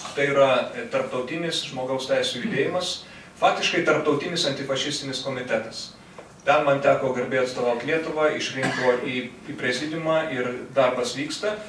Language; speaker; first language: Lithuanian; non-native, local second language; Russian